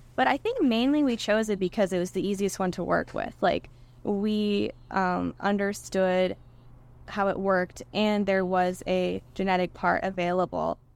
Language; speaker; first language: English; native; English